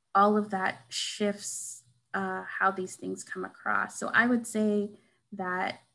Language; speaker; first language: English; native; English